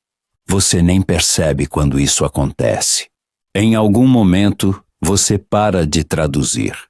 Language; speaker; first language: Portuguese; non-native, fluent; Polish